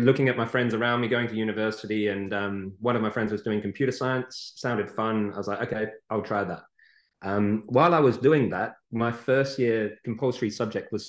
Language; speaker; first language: English; native; English